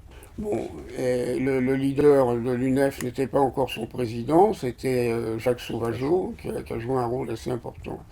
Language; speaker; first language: French; native; French